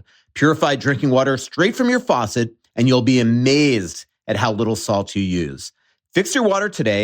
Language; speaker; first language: English; native; English